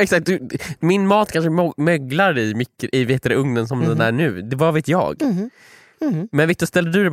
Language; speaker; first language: Swedish; native; Swedish